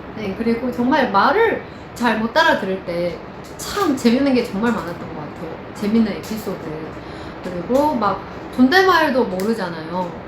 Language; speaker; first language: Korean; non-native, fluent; Chinese